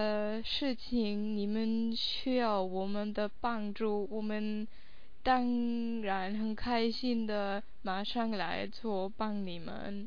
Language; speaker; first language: Chinese; non-native, fluent; English